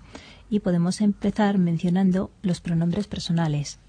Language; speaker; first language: Spanish; native; Spanish